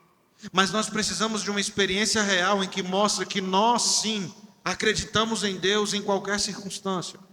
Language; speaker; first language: Portuguese; native; Portuguese